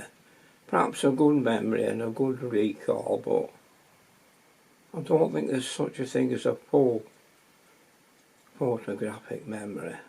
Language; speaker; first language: English; native; English